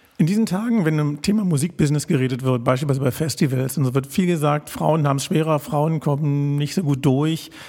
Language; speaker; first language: German; native; German